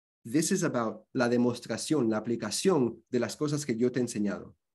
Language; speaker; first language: Spanish; early bilingual, heritage; Spanish